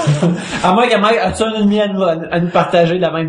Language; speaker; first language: French; native; French